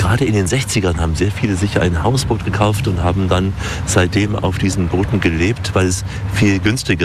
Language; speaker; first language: German; native; German